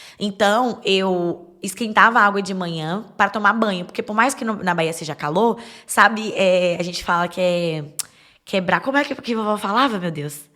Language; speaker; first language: Portuguese; native; Portuguese